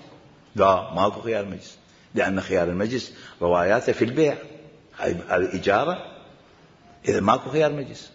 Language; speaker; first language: Arabic; native; Arabic